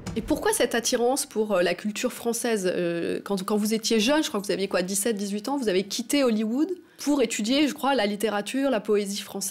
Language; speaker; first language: French; native; French